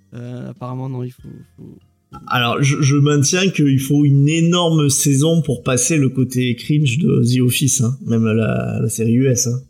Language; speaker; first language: French; native; French